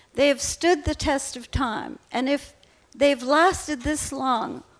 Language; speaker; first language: English; native; English